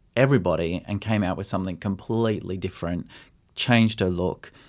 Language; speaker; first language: English; native; English